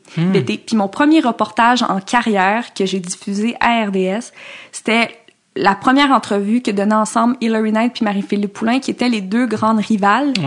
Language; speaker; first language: French; native; French